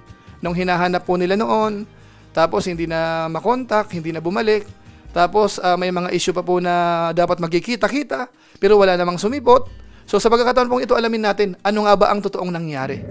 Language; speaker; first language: Filipino; native; Filipino